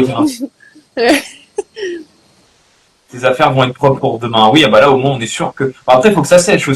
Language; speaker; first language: French; native; French